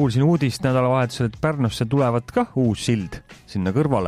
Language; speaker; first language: Estonian; native; Estonian